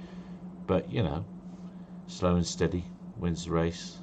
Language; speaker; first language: English; native; English